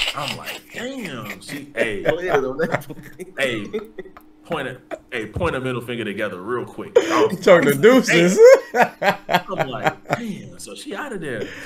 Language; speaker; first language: English; native; English